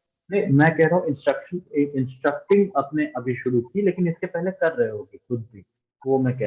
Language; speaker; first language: Hindi; native; Hindi